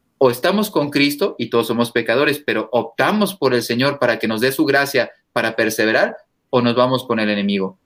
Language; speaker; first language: Spanish; native; Spanish